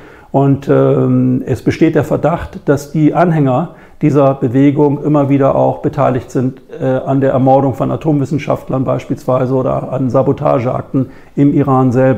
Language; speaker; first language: German; native; German